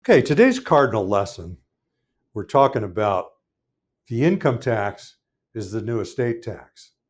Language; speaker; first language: English; native; English